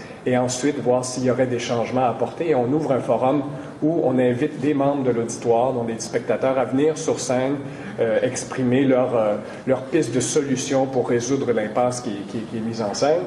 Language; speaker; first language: French; native; French